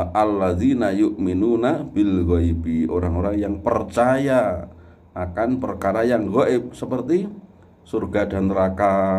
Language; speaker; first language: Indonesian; non-native, local second language; Javanese